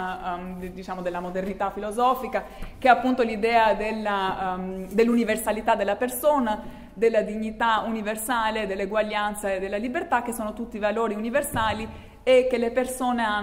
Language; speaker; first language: Italian; non-native, fluent; Albanian